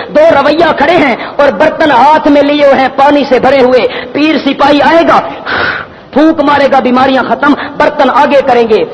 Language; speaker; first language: Urdu; non-native, local second language; Punjabi